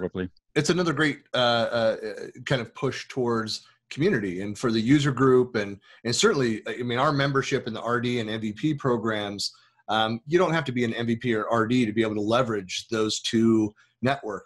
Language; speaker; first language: English; native; English